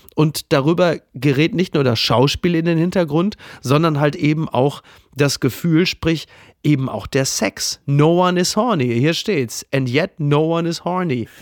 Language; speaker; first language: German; native; German